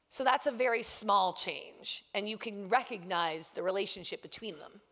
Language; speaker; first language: English; native; English